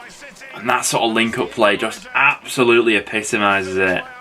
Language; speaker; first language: English; native; English